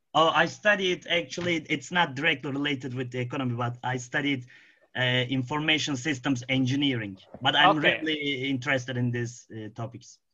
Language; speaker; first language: English; non-native, fluent; Arabic